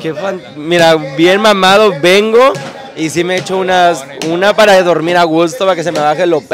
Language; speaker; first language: Spanish; native; Spanish